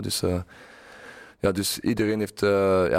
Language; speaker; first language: Dutch; non-native, local second language; French